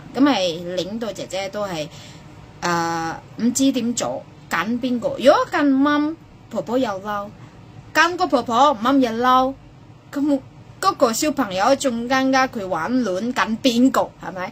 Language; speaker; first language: Cantonese; non-native, fluent; Indonesian